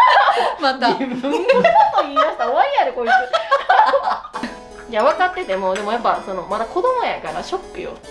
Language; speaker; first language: Japanese; native; Japanese